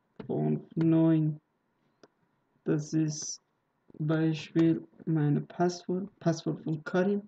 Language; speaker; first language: German; non-native, learner; Persian